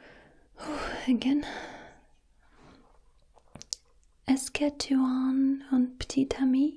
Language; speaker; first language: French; non-native, learner; Russian